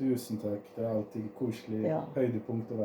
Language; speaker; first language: Norwegian; native; Norwegian